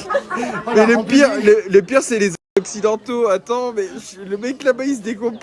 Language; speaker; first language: French; native; French